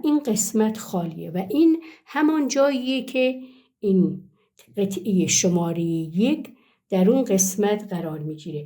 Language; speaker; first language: Persian; native; Persian